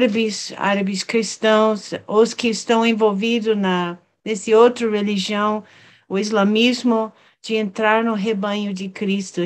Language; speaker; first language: Portuguese; non-native, fluent; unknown